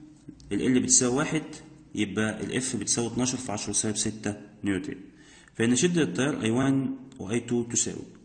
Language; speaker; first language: Arabic; native; Arabic